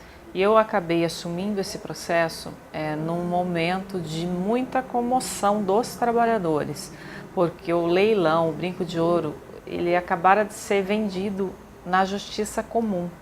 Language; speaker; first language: Portuguese; native; Portuguese